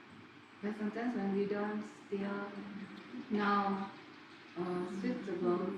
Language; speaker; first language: English; non-native, learner; Indonesian